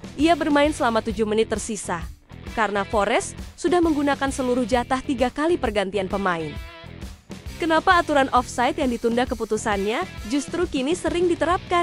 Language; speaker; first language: Indonesian; native; Indonesian